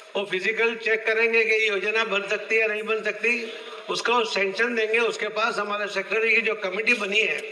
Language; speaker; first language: Hindi; non-native, local second language; Marathi